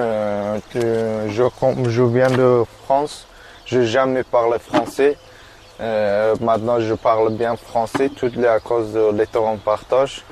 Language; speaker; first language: French; non-native, learner; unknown